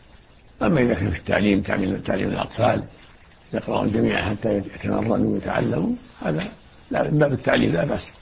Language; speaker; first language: Arabic; native; Arabic